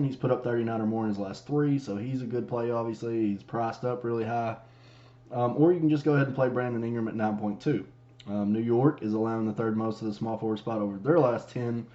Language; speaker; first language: English; native; English